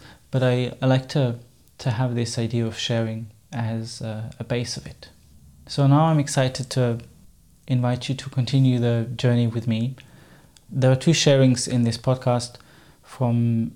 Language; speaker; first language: English; non-native, fluent; German